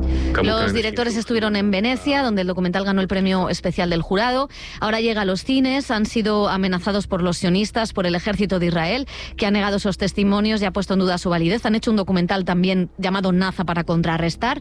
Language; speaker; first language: Spanish; native; Spanish